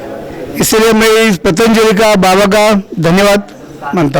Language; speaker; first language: Hindi; non-native, local second language; Marathi